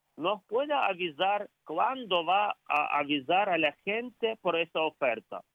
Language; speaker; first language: Spanish; non-native, fluent; Ukrainian